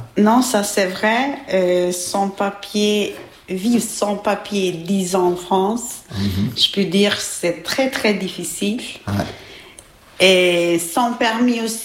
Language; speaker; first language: French; non-native, learner; Albanian